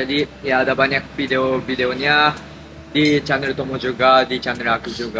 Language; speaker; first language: Indonesian; non-native, fluent; Japanese